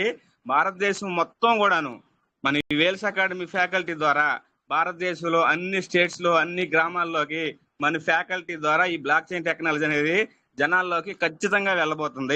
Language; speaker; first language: Telugu; native; Telugu